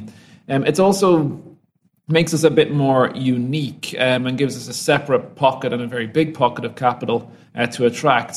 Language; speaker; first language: English; native; English